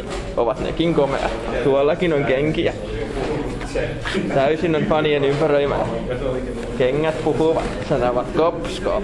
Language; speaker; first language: Finnish; native; Finnish